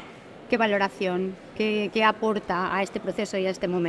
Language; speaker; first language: Spanish; native; Spanish